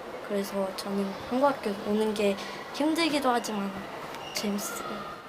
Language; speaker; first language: Korean; early bilingual, heritage; Korean